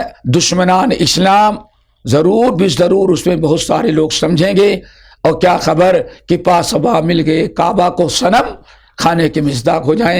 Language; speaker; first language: Urdu; native; Urdu